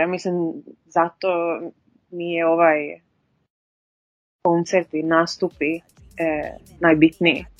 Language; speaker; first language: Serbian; early bilingual, heritage; Serbian